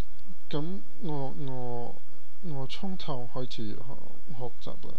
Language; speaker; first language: Cantonese; non-native, learner; Portuguese